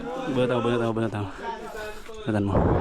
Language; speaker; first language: Filipino; native; Filipino